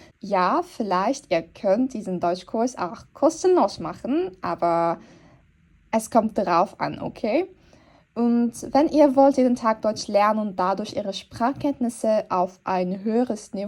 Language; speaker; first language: German; non-native, fluent; Turkish